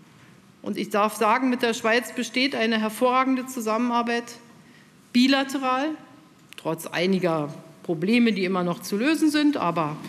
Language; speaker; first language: German; native; German